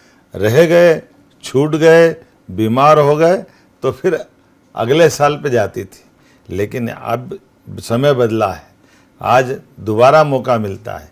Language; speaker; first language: Hindi; native; Hindi